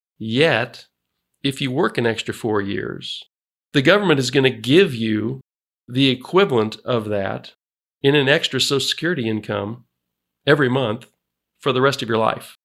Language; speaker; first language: English; native; English